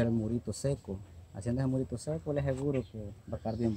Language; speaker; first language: Spanish; native; Spanish